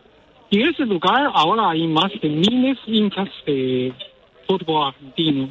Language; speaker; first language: Spanish; non-native, learner; Chinese